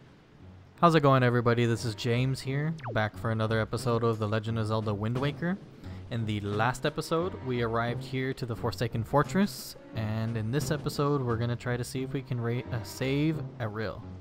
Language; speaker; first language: English; native; English